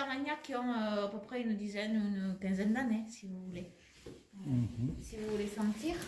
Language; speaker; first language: French; native; French